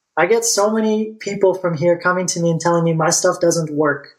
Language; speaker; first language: English; non-native, fluent; Bulgarian